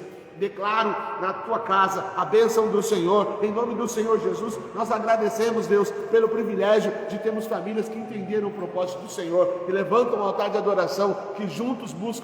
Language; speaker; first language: Portuguese; native; Portuguese